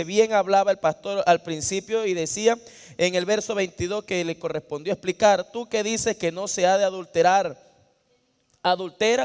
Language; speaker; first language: Spanish; native; Spanish